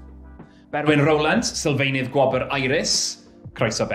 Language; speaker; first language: Welsh; native; Welsh